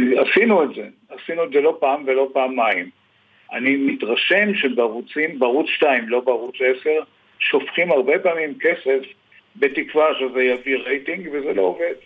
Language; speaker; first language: Hebrew; native; Hebrew